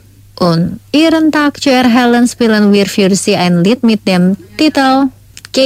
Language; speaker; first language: German; non-native, fluent; Indonesian